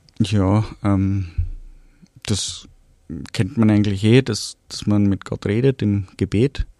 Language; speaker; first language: German; early bilingual, other home language; Romanian